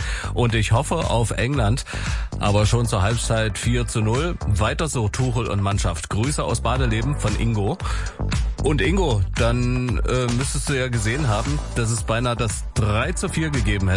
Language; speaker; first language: German; native; German